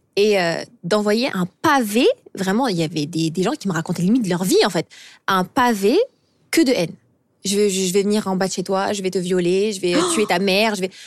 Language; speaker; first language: French; early bilingual, other home language; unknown